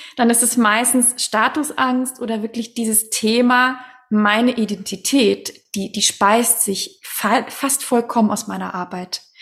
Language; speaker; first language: German; non-native, fluent; Swedish